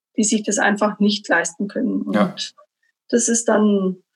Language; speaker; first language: German; native; German